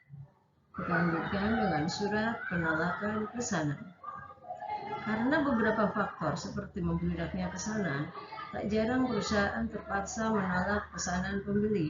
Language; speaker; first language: Indonesian; native; Indonesian